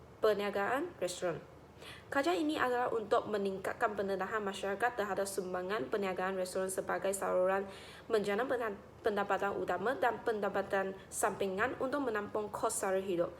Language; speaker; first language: Malay; non-native, local second language; Chinese